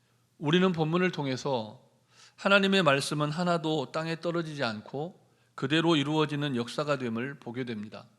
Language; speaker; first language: Korean; native; Korean